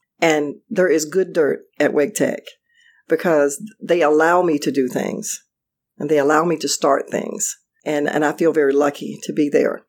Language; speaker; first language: English; native; English